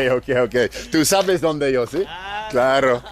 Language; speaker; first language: Spanish; non-native, learner; English